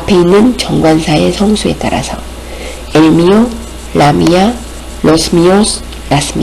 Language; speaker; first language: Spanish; non-native, fluent; Korean